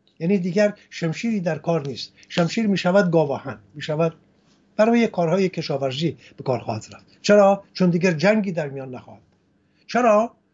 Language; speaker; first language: Persian; non-native, local second language; Assyrian Neo-Aramaic